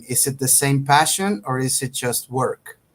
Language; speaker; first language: English; non-native, fluent; Spanish